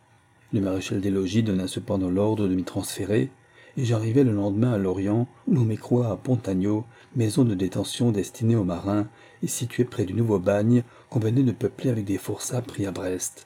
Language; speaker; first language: French; native; French